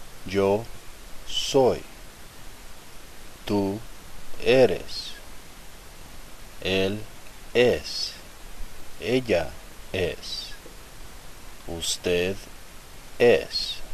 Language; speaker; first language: Spanish; non-native, fluent; English